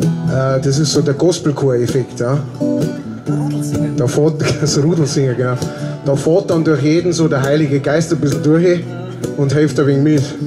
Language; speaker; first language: German; native; German